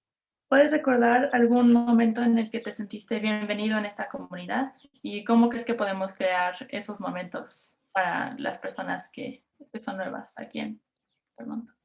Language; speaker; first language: Spanish; non-native, fluent; English